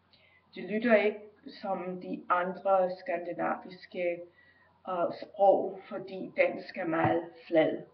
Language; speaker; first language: Danish; early bilingual, heritage; Danish